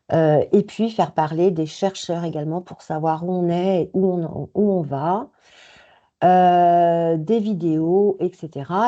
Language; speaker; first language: French; native; French